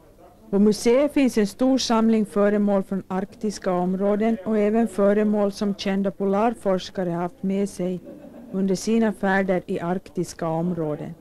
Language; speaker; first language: Swedish; native; Swedish